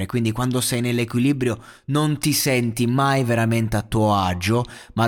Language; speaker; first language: Italian; native; Italian